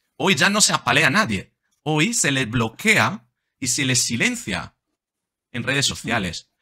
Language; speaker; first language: Spanish; non-native, fluent; Italian